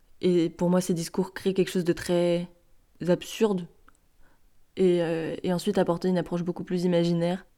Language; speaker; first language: French; native; French